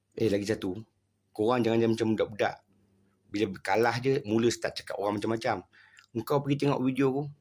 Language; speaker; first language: Malay; native; Malay